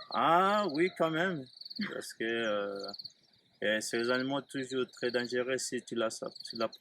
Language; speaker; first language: French; non-native, learner; Swahili